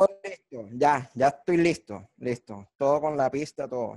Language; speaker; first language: Spanish; native; Spanish